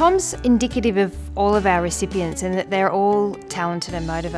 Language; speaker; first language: English; native; English